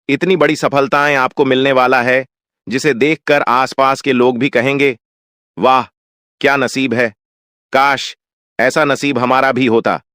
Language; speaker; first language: Hindi; non-native, local second language; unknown